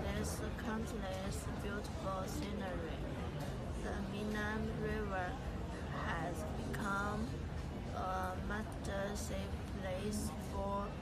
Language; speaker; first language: English; non-native, learner; Chinese